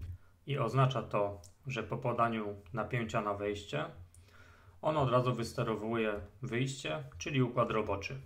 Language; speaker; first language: Polish; native; Polish